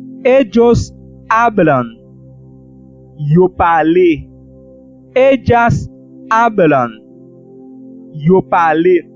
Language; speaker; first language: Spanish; non-native, learner; Haitian Creole